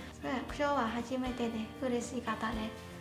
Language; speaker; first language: Japanese; non-native, learner; Burmese